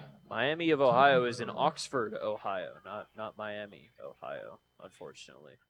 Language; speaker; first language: English; native; English